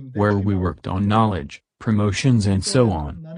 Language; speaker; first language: English; non-native, fluent; Croatian